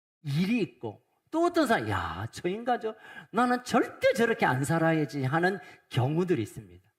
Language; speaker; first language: Korean; native; Korean